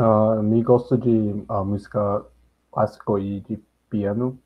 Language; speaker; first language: Portuguese; non-native, learner; English